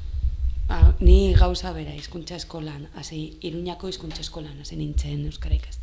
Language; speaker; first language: Basque; non-native, local second language; Spanish